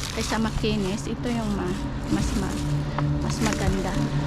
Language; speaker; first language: Filipino; native; Filipino